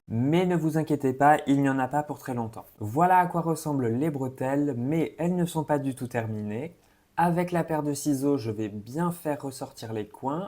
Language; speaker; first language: French; native; French